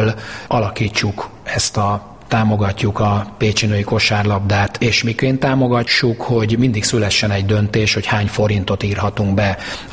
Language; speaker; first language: Hungarian; native; Hungarian